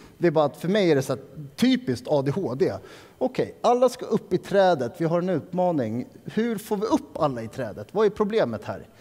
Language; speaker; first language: Swedish; native; Swedish